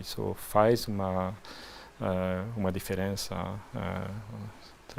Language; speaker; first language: Portuguese; non-native, fluent; French